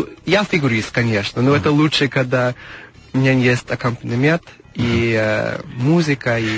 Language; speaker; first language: Russian; non-native, learner; English